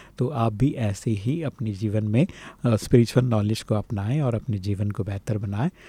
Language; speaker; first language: Hindi; native; Hindi